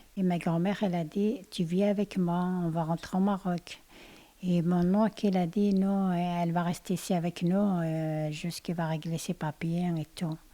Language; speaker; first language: French; non-native, learner; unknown